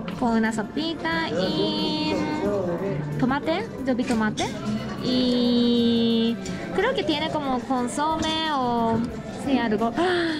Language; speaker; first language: Spanish; non-native, learner; Japanese